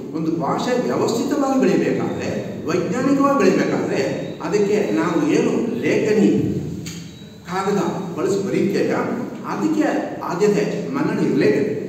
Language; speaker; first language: Kannada; non-native, local second language; Kodava